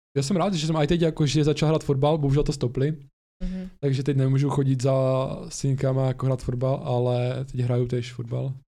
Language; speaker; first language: Czech; native; Czech